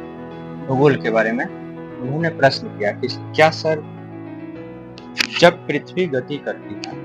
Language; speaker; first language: Hindi; native; Hindi